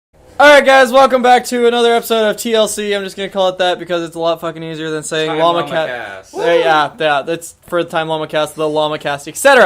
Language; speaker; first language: English; native; English